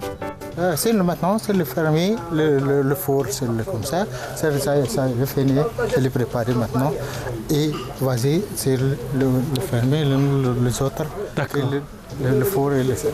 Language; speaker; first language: French; non-native, learner; Arabic